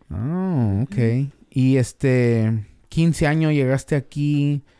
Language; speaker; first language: Spanish; early bilingual, other home language; English